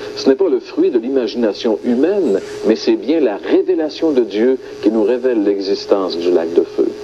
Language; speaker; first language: French; native; French